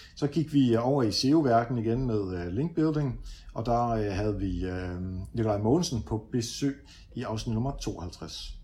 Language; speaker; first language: Danish; early bilingual, other home language; Dutch